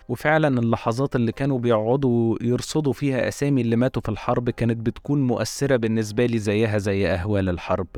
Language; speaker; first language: Arabic; native; Arabic